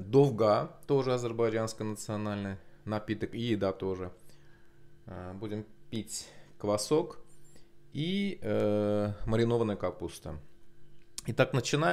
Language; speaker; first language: Russian; non-native, local second language; Azerbaijani